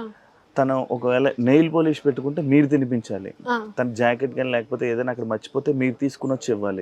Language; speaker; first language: Telugu; native; Telugu